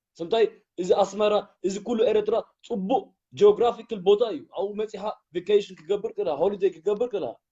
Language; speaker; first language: Tigrinya; early bilingual, heritage; Tigrinya